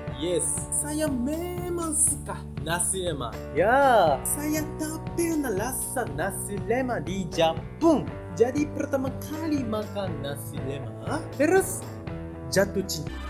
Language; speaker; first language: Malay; non-native, learner; Japanese